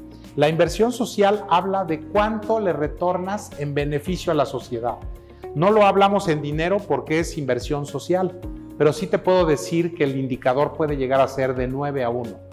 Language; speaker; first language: Spanish; native; Spanish